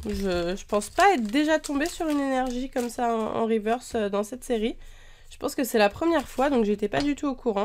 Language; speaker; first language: French; native; French